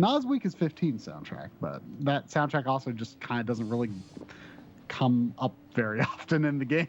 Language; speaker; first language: English; native; English